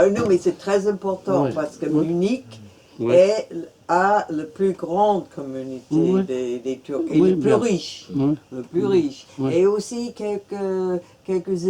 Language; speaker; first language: French; non-native, fluent; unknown